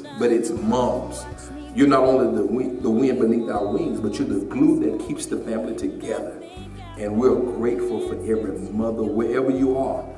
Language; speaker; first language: English; native; English